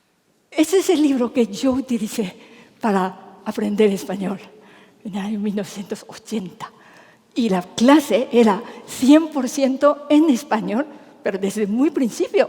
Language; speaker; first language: Spanish; non-native, fluent; Japanese